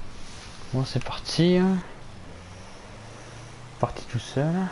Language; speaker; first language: French; native; French